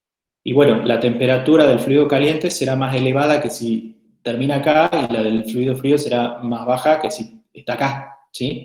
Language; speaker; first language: Spanish; native; Spanish